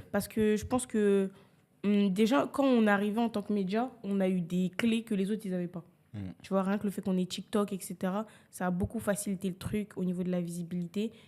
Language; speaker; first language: French; early bilingual, other home language; Haitian Creole